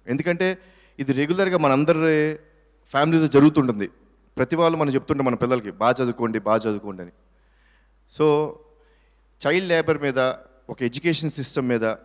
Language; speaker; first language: Telugu; native; Telugu